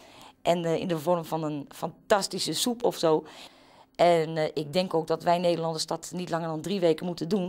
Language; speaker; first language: Dutch; native; Dutch